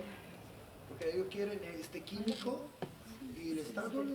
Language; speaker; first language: Spanish; non-native, learner; Italian